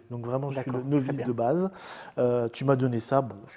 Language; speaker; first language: French; native; French